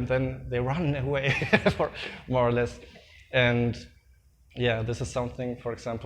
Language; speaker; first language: English; non-native, fluent; German